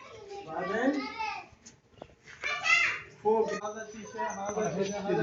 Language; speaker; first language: Arabic; non-native, learner; Bangla